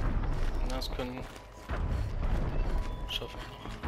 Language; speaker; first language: German; native; German